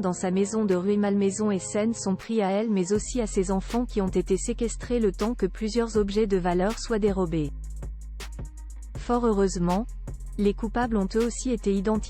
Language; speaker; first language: French; native; French